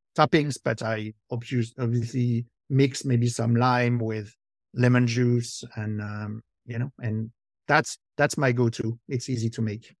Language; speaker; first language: English; non-native, fluent; French